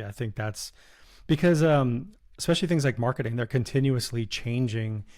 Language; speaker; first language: English; native; English